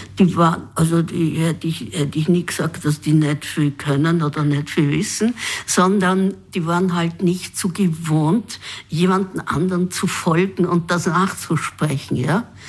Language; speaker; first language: German; native; German